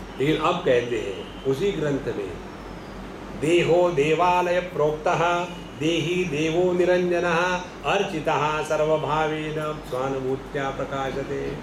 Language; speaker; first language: Hindi; non-native, local second language; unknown